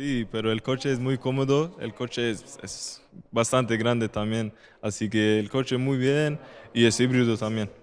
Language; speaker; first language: Spanish; non-native, fluent; Swedish